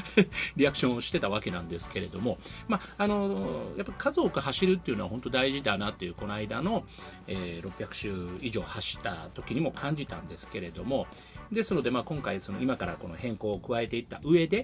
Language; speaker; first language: Japanese; native; Japanese